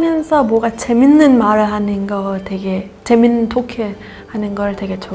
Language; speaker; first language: Korean; non-native, learner; Persian